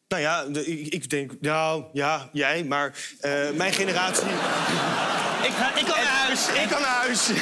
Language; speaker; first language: Dutch; native; Dutch